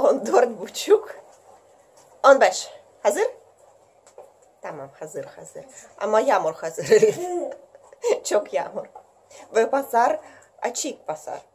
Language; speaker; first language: Turkish; non-native, learner; Russian